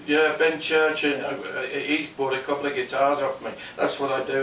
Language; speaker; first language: English; native; English